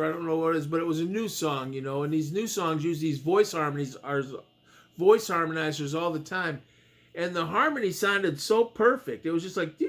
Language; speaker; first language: English; native; English